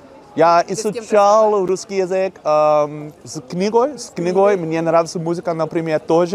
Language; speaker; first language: Russian; non-native, learner; Dutch